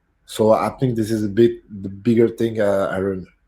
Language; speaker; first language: English; non-native, fluent; French